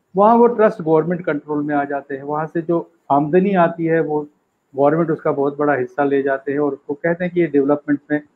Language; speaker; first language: Hindi; native; Hindi